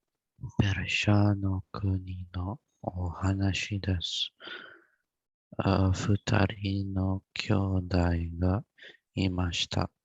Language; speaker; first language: Japanese; non-native, learner; Indonesian